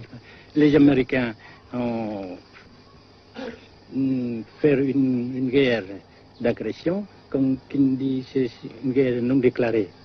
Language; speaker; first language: French; non-native, fluent; Vietnamese